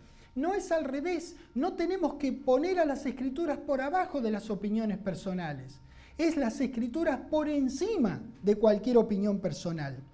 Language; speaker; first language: Spanish; native; Spanish